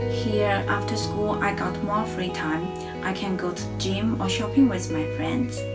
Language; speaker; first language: English; non-native, learner; Chinese